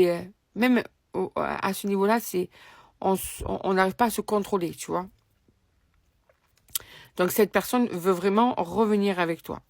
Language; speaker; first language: French; native; French